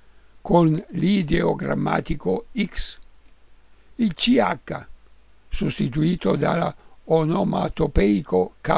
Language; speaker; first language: Italian; native; Italian